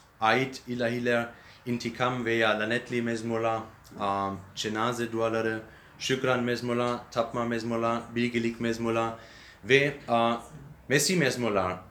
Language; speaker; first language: Turkish; non-native, learner; German